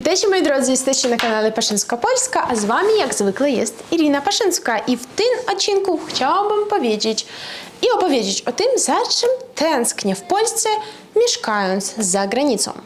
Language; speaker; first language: Polish; non-native, fluent; Russian